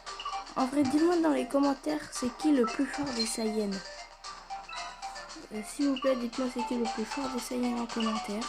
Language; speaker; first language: French; native; French